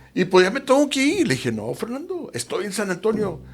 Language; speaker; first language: Spanish; early bilingual, heritage; Spanish